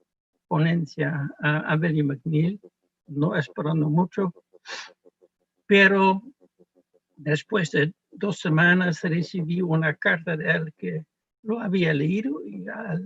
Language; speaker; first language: Spanish; non-native, fluent; Dutch